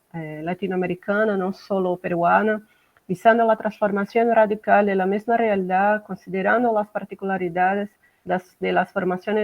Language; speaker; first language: Spanish; non-native, learner; Portuguese